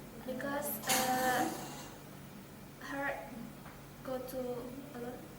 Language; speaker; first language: English; non-native, learner; Indonesian